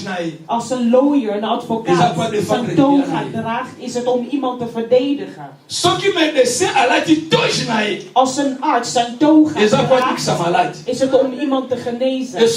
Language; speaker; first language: Dutch; non-native, fluent; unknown